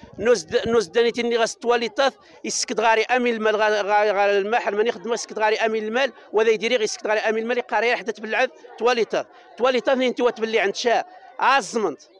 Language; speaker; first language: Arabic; native; Arabic